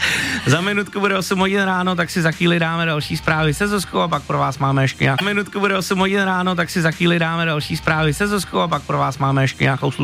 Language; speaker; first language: Czech; native; Czech